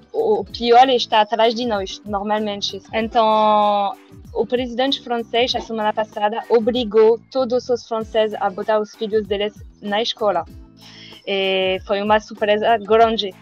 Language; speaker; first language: Portuguese; non-native, learner; French